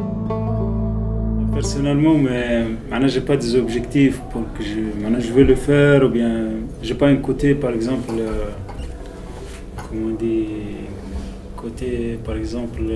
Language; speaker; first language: French; non-native, local second language; Arabic